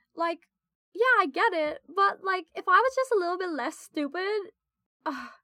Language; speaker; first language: English; non-native, local second language; Filipino